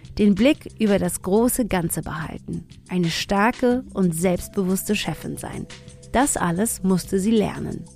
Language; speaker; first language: German; early bilingual, other home language; Tigrinya